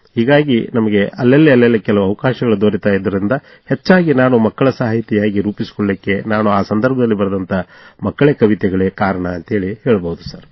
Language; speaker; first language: Kannada; native; Kannada